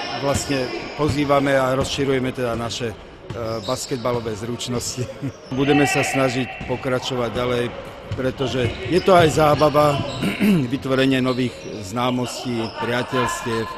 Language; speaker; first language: Slovak; native; Slovak